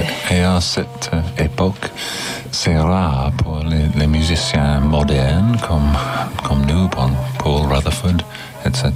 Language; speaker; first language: French; non-native, learner; English